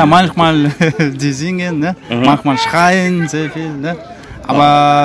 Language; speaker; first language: German; non-native, learner; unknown